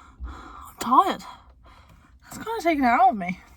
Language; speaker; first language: English; native; English